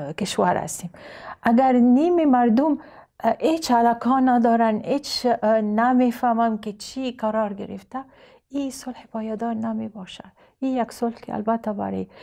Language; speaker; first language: Persian; non-native, learner; Arabic